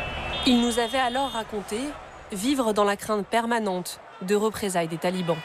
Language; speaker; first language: French; native; French